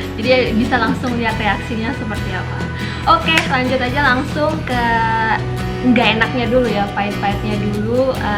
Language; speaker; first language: Indonesian; native; Indonesian